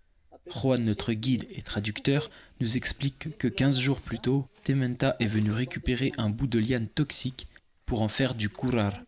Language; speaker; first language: French; native; French